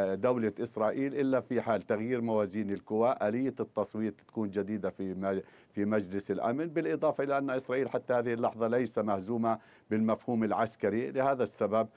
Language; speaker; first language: Arabic; native; Arabic